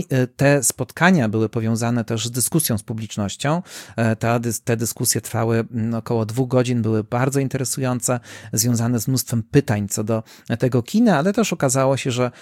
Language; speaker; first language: Polish; native; Polish